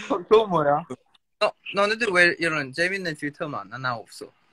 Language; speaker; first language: Korean; non-native, fluent; Thai